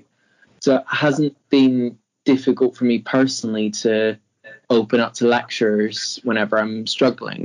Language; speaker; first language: English; native; English